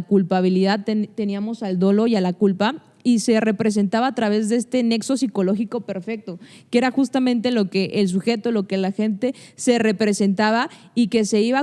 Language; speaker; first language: Spanish; native; Spanish